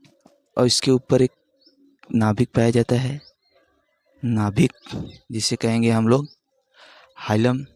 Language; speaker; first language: Hindi; native; Hindi